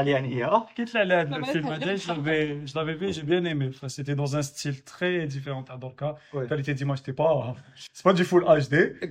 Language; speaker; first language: French; non-native, local second language; Arabic